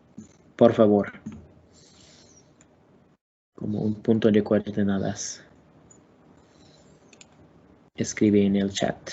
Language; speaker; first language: Spanish; non-native, learner; English